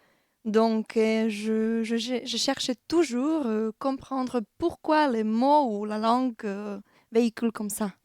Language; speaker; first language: French; non-native, fluent; Slovak